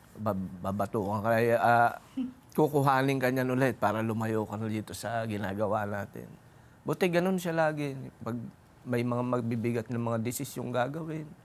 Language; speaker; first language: Filipino; native; Filipino